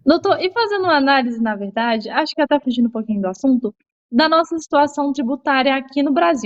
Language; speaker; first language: Portuguese; native; Portuguese